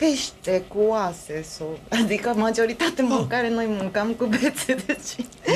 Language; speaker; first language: Romanian; non-native, learner; Japanese